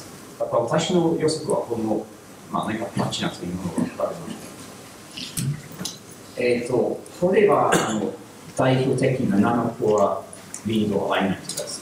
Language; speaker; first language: Japanese; non-native, learner; English